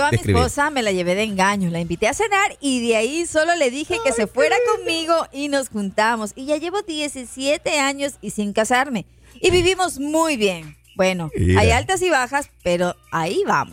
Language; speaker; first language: Spanish; native; Spanish